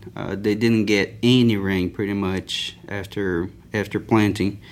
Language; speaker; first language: English; non-native, fluent; Portuguese